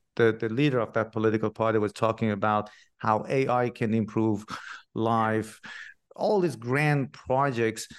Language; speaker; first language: English; non-native, fluent; Persian